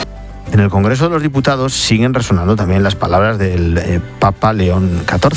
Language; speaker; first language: Spanish; native; Spanish